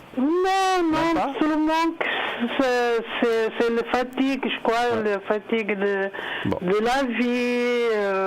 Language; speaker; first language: French; non-native, learner; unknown